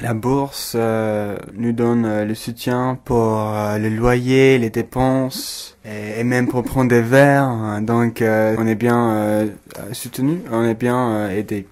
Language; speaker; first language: French; non-native, fluent; English